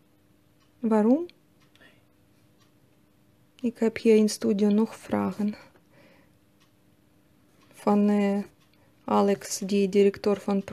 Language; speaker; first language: Dutch; non-native, learner; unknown